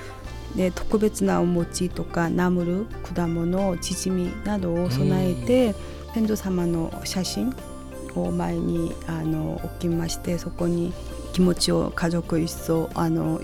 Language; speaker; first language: Japanese; non-native, fluent; Korean